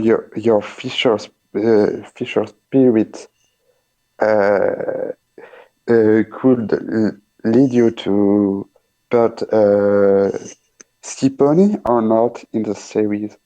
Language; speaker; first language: English; non-native, learner; French